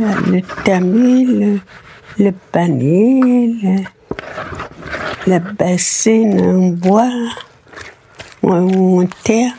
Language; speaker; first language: French; non-native, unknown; Berber languages